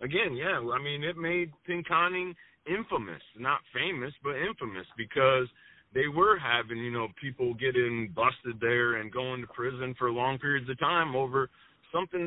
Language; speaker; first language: English; native; English